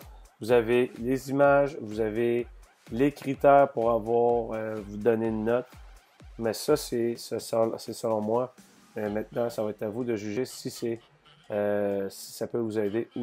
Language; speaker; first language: French; native; French